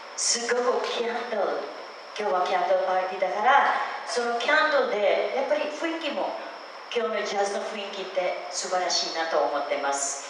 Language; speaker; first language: Japanese; early bilingual, other home language; Filipino